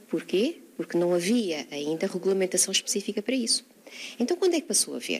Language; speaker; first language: Portuguese; native; Portuguese